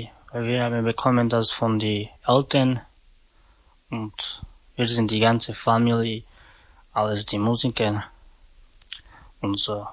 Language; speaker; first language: German; non-native, learner; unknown